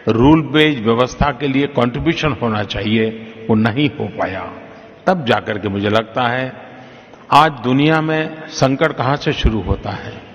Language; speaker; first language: Hindi; non-native, local second language; Gujarati